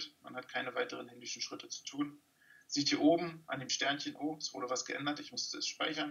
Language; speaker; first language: German; native; German